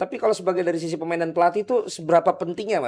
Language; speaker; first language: Indonesian; native; Indonesian